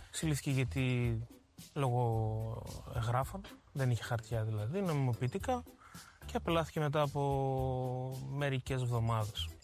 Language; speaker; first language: Greek; early bilingual, other home language; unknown